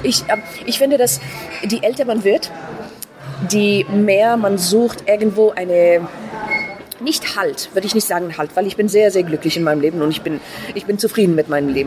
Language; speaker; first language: German; non-native, fluent; Persian